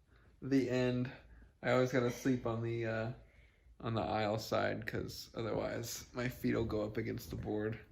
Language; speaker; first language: English; native; English